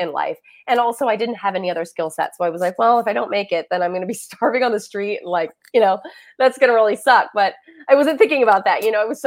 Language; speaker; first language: English; native; English